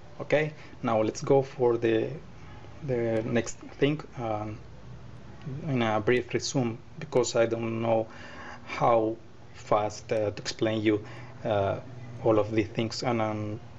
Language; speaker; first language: English; non-native, learner; Spanish